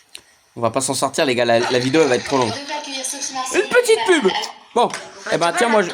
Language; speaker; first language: French; native; French